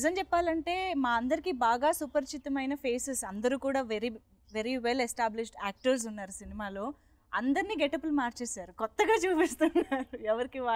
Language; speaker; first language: Telugu; native; Telugu